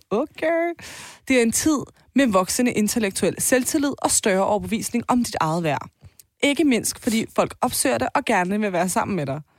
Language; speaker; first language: Danish; early bilingual, other home language; Turkish